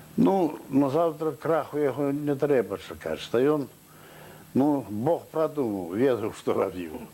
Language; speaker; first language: Belarusian; native; Belarusian